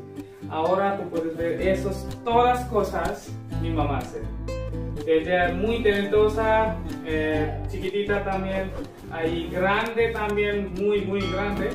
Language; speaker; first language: Spanish; non-native, learner; Hindi